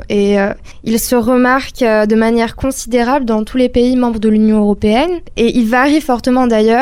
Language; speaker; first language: French; native; French